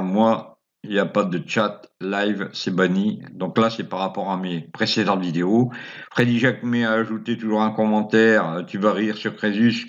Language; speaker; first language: French; native; French